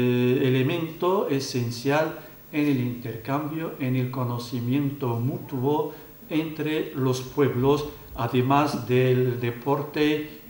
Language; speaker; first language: Spanish; non-native, fluent; Arabic